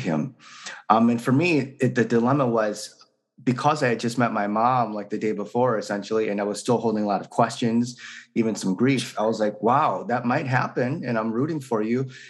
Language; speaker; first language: English; native; English